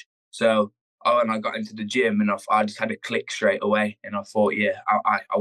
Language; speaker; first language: English; native; English